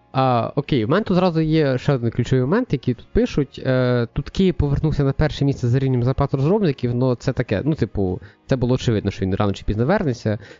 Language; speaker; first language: Ukrainian; native; Ukrainian